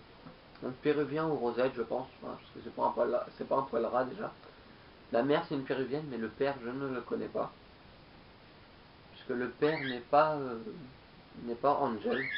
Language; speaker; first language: French; native; French